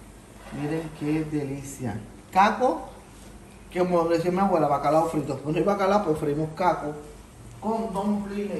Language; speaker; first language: Spanish; native; Spanish